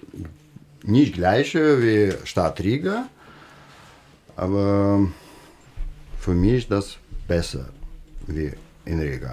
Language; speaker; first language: German; non-native, learner; Russian